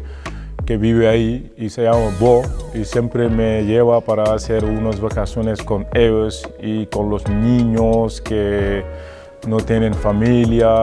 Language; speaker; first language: Spanish; non-native, fluent; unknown